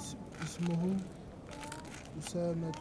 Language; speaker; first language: Arabic; non-native, learner; French